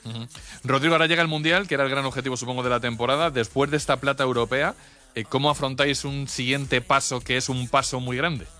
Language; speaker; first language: Spanish; native; Spanish